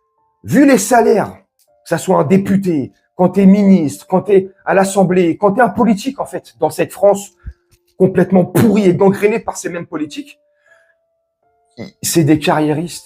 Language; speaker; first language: French; native; French